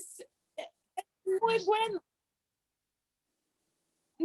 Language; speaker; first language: Spanish; non-native, learner; English